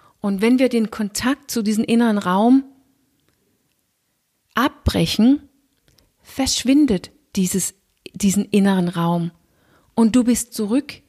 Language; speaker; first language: German; non-native, fluent; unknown